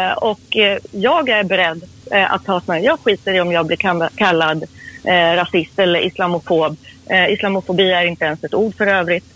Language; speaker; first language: Swedish; early bilingual, other home language; Persian